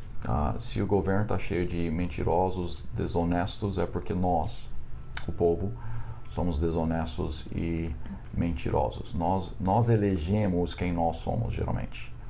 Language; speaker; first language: Portuguese; non-native, fluent; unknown